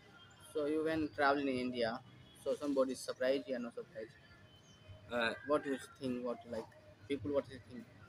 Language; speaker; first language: English; non-native, learner; Hindi